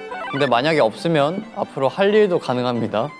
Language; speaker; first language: Korean; native; Korean